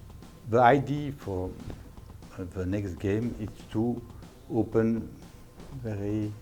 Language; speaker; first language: English; non-native, learner; French